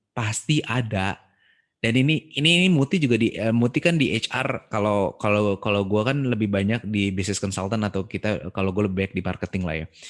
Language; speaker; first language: Indonesian; native; Indonesian